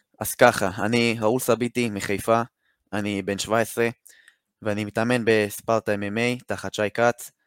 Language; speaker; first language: Hebrew; native; Hebrew